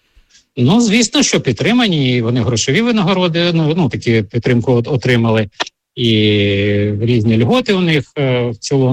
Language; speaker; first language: Ukrainian; native; Ukrainian